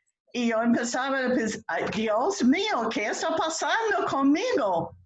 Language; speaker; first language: Spanish; non-native, fluent; English